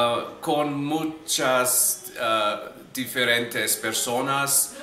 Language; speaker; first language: Spanish; non-native, learner; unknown